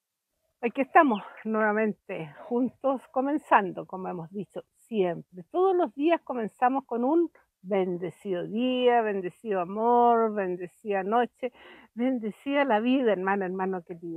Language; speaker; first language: Spanish; native; Spanish